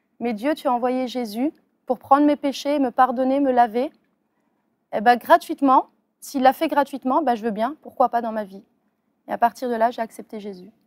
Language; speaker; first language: French; early bilingual, other home language; Arabic